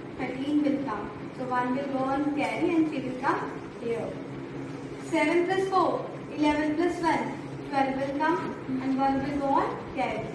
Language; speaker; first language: English; non-native, local second language; Hindi